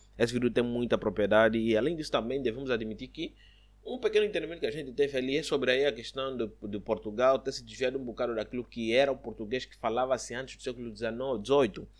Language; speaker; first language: Portuguese; native; Portuguese